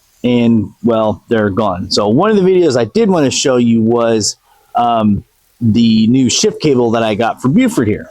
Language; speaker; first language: English; native; English